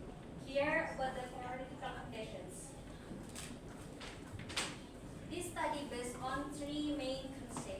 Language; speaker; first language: English; non-native, learner; Indonesian